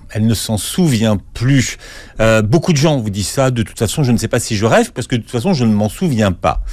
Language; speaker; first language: French; native; French